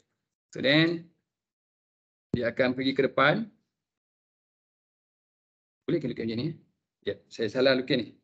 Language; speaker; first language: Malay; native; Malay